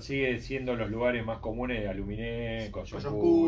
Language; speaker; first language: Spanish; native; Spanish